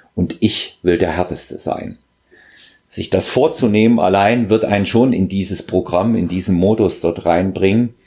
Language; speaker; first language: German; native; German